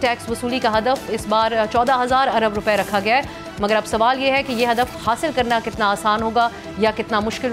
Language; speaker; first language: Urdu; native; Urdu